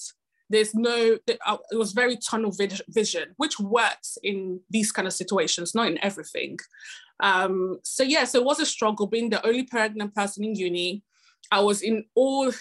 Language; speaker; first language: English; non-native, fluent; Italian